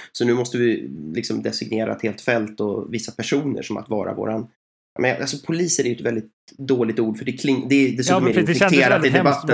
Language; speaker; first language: Swedish; native; Swedish